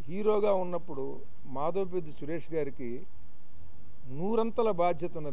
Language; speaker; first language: Telugu; native; Telugu